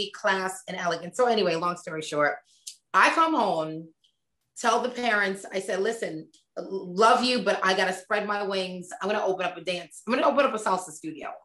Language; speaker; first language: English; native; English